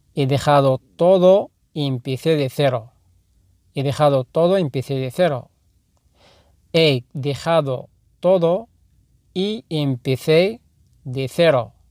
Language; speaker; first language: Spanish; non-native, fluent; Arabic